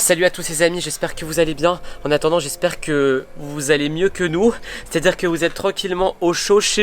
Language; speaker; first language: French; native; French